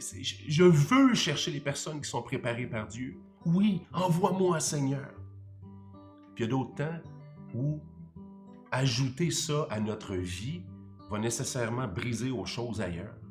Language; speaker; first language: French; native; French